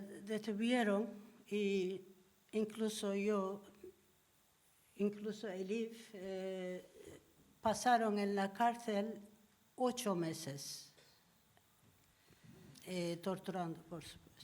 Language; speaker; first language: Spanish; non-native, learner; Turkish